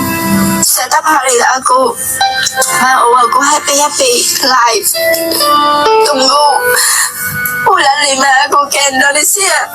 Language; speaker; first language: Indonesian; non-native, learner; Vietnamese